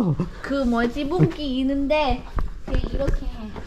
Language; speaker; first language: Korean; non-native, learner; Thai